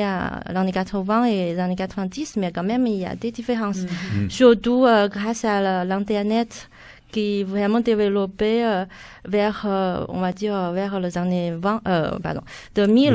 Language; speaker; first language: French; non-native, fluent; Chinese